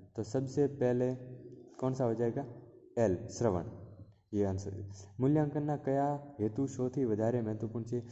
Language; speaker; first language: Hindi; non-native, local second language; Gujarati